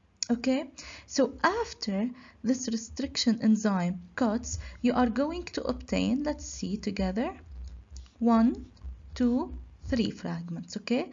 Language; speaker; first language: English; non-native, local second language; Arabic